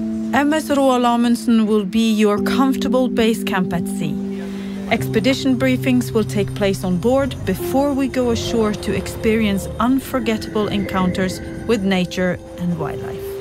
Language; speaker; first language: English; non-native, fluent; Norwegian